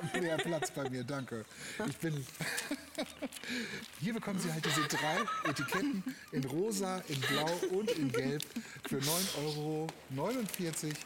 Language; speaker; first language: German; native; German